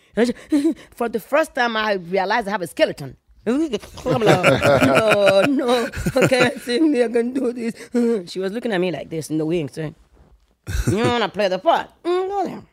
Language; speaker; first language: English; non-native, fluent; Fon